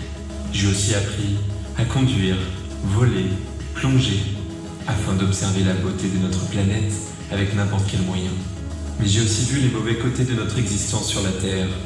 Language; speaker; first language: French; native; French